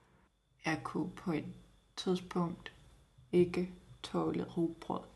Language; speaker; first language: Danish; non-native, local second language; Kalaallisut